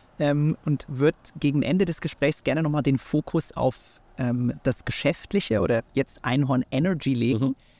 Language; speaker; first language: German; native; German